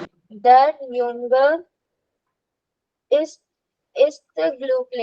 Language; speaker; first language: German; non-native, learner; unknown